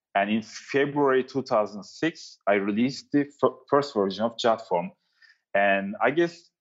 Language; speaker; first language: English; non-native, fluent; Turkish